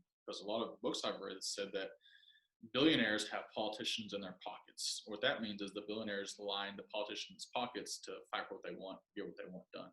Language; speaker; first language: English; native; English